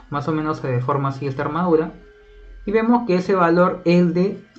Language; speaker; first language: Spanish; native; Spanish